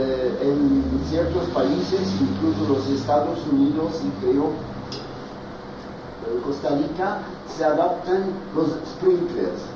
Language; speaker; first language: Spanish; non-native, fluent; French